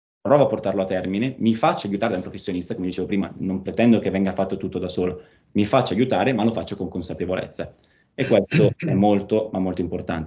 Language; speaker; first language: Italian; native; Italian